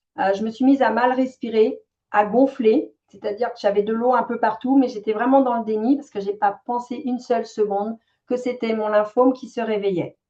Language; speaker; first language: French; native; French